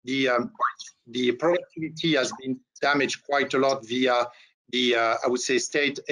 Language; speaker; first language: English; non-native, fluent; French